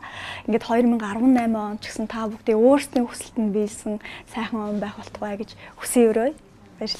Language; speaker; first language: Mongolian; native; Mongolian